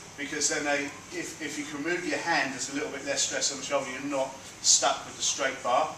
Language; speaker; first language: English; native; English